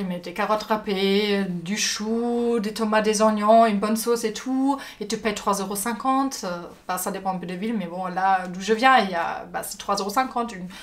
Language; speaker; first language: French; non-native, fluent; German